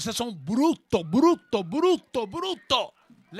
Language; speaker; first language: Portuguese; non-native, learner; Spanish